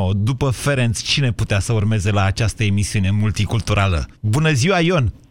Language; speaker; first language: Romanian; native; Romanian